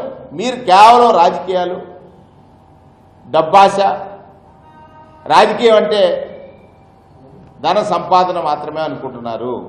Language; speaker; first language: Telugu; native; Telugu